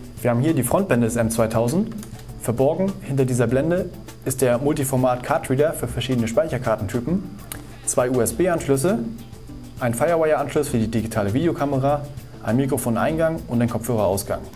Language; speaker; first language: German; native; German